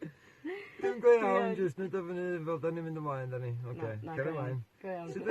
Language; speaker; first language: Welsh; native; Welsh